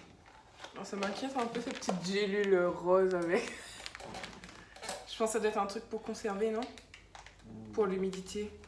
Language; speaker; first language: French; native; French